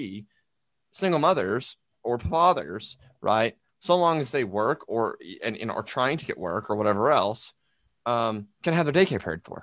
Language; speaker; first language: English; native; English